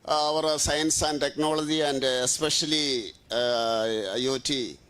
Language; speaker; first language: English; non-native, local second language; Malayalam